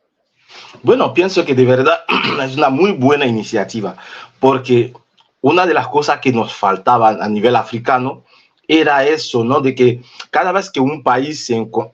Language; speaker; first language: Spanish; non-native, fluent; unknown